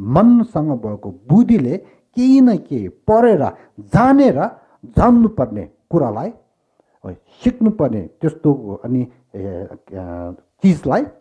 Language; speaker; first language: Nepali; non-native, local second language; Tibetan